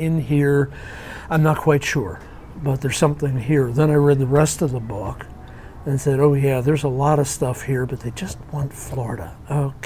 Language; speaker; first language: English; native; English